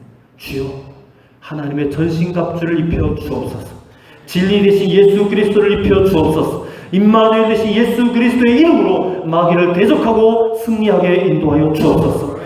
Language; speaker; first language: Korean; native; Korean